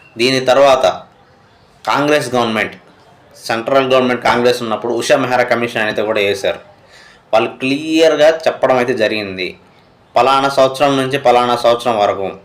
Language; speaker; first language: Telugu; native; Telugu